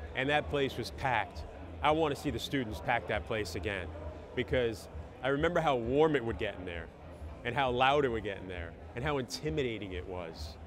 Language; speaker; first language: English; native; English